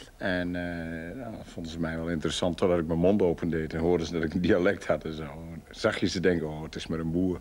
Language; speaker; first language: Dutch; native; Dutch